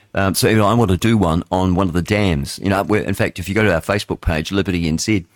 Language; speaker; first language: English; native; English